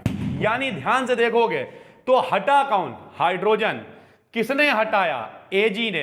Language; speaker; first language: Hindi; native; Hindi